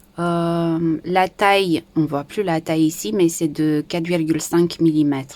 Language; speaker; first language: French; non-native, fluent; Romanian